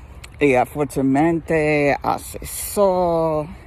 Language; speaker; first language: Spanish; non-native, learner; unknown